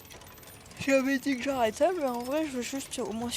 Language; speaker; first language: French; native; French